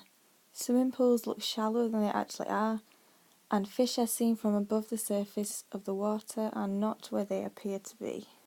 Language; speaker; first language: English; native; English